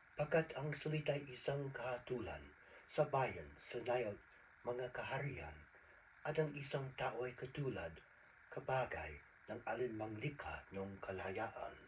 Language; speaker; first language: Filipino; non-native, fluent; English